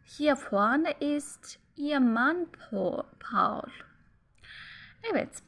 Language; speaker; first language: German; non-native, fluent; Turkish